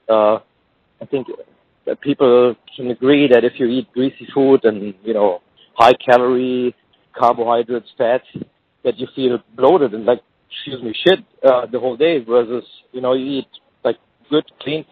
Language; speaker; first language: English; native; English